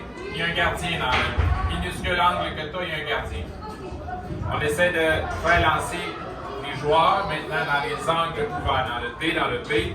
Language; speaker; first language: French; native; French